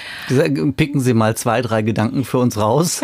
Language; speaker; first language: German; native; German